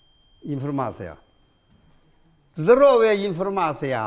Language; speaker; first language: Russian; non-native, learner; Chinese